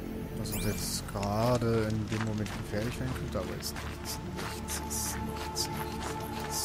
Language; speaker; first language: German; native; German